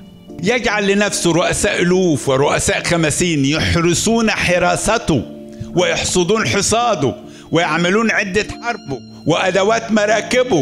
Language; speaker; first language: Arabic; native; Arabic